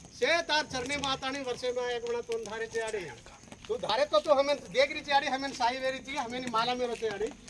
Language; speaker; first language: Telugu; non-native, local second language; Lambadi